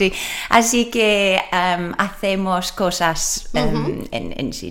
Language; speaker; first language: Spanish; non-native, learner; English